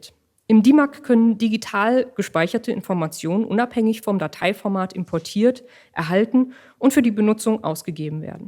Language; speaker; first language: German; native; German